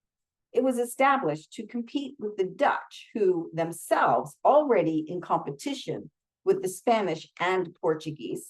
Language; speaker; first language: English; native; English